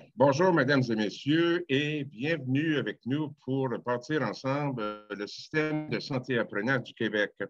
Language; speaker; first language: French; native; French